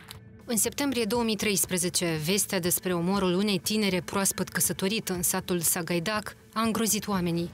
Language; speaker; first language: Romanian; native; Romanian